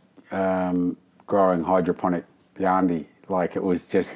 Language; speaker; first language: English; native; English